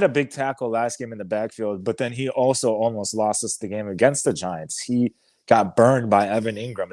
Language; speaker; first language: English; native; English